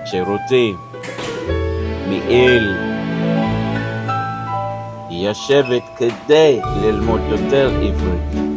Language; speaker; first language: Hebrew; non-native, learner; English